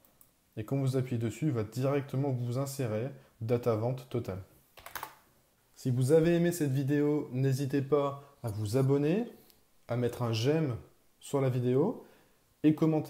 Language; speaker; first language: French; native; French